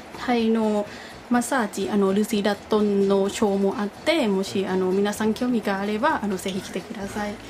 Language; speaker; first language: Japanese; non-native, fluent; Thai